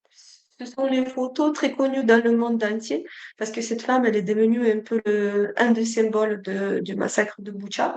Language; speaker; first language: French; non-native, fluent; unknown